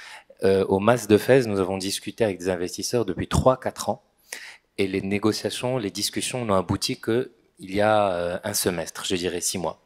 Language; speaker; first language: French; non-native, local second language; Arabic